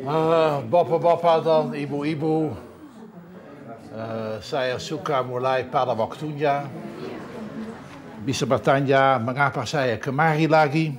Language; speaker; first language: Indonesian; non-native, fluent; Dutch